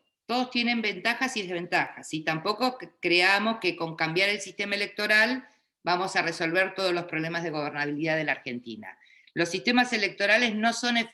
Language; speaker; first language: Spanish; native; Spanish